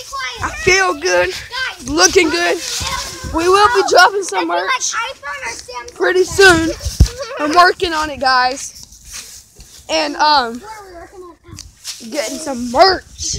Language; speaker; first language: English; native; English